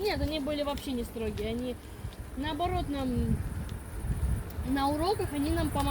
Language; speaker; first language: Russian; early bilingual, other home language; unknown